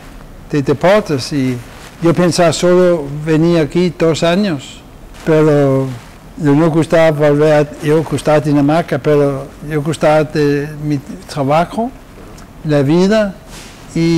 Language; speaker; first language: Spanish; non-native, fluent; Danish